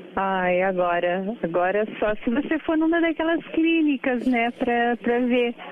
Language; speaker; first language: Portuguese; native; Portuguese